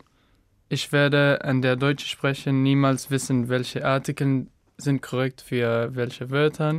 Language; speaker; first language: German; non-native, learner; Spanish